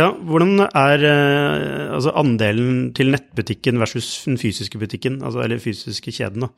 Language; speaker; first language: Norwegian; native; Norwegian